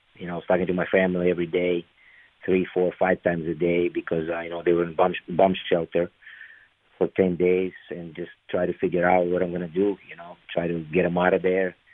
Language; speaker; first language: English; non-native, fluent; Ukrainian